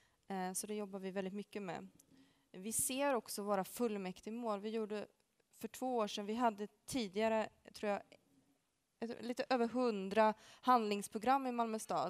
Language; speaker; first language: Swedish; native; Swedish